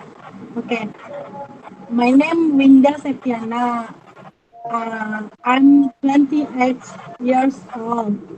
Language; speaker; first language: English; non-native, learner; Indonesian